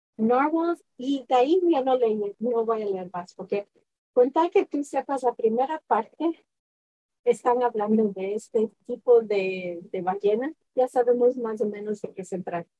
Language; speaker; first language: Spanish; early bilingual, heritage; Spanish